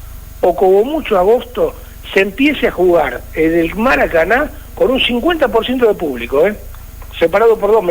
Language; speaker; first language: Spanish; native; Spanish